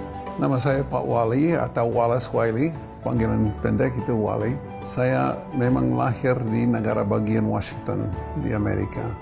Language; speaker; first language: Indonesian; non-native, fluent; English